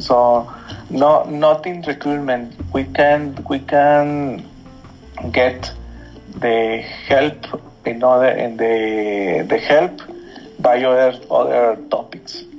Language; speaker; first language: English; non-native, learner; Spanish